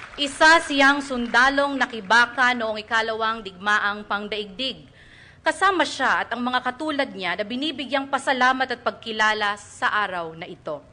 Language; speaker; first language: Filipino; native; Filipino